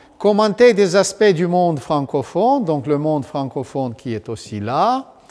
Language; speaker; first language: French; non-native, fluent; Romanian